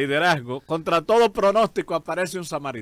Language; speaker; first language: Spanish; native; Spanish